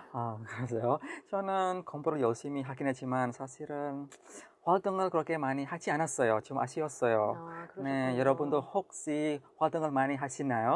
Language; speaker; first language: Korean; non-native, fluent; Indonesian